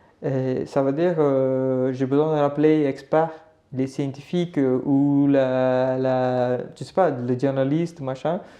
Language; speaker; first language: French; non-native, learner; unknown